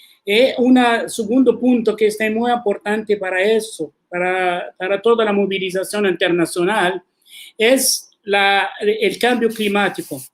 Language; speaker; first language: Spanish; non-native, learner; Arabic